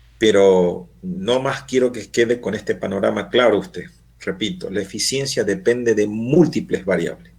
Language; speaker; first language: Spanish; native; Spanish